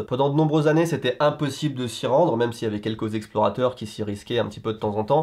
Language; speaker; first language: French; native; French